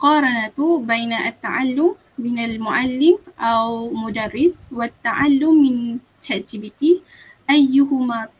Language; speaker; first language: Arabic; non-native, learner; Malay